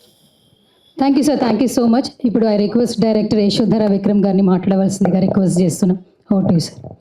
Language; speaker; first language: Telugu; native; Telugu